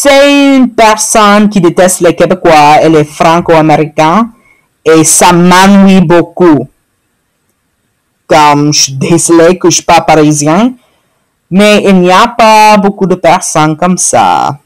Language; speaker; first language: French; early bilingual, heritage; French